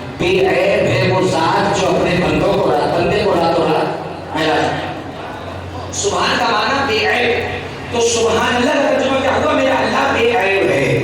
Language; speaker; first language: Urdu; native; Urdu